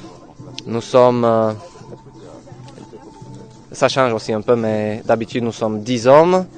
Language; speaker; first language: French; non-native, fluent; Slovak